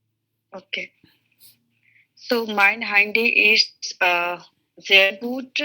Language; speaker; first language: German; non-native, learner; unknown